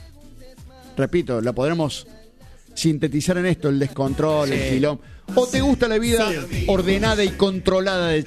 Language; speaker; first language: Spanish; native; Spanish